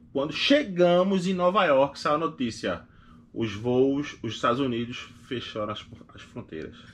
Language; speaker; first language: Portuguese; native; Portuguese